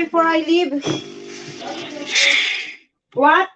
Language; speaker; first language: English; non-native, learner; Filipino